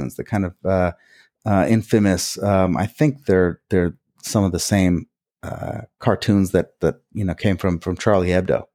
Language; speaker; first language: English; early bilingual, other home language; Hungarian